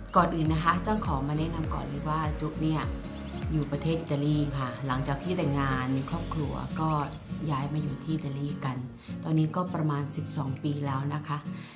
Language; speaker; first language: Thai; native; Thai